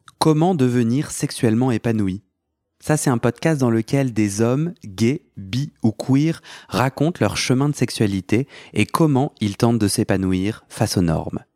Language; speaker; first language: French; native; French